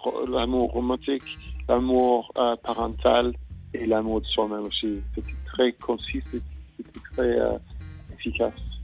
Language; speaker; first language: French; non-native, fluent; English